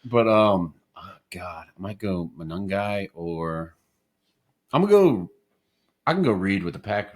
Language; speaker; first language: English; native; English